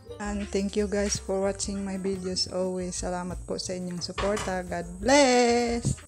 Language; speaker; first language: Filipino; non-native, local second language; Surigaonon